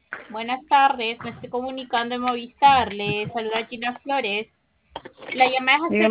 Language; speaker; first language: Spanish; native; Spanish